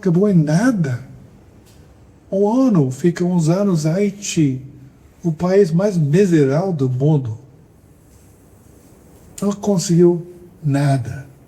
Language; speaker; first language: Portuguese; non-native, fluent; English